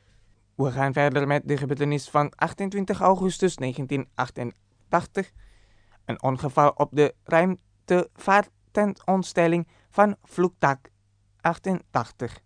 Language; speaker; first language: Dutch; non-native, fluent; Indonesian